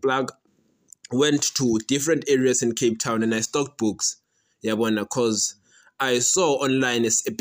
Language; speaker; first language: English; non-native, local second language; Swati